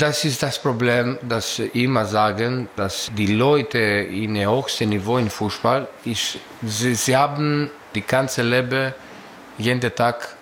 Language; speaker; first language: German; non-native, learner; Greek